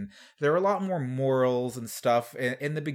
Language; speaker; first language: English; native; English